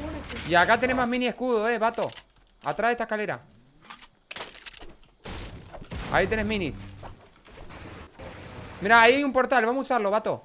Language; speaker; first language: Spanish; native; Spanish